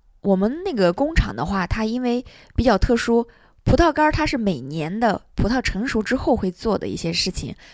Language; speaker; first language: Chinese; native; Chinese